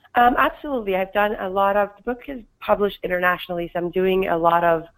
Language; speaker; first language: English; non-native, fluent; Persian